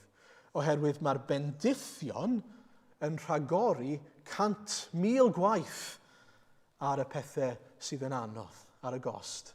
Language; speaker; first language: Welsh; native; Welsh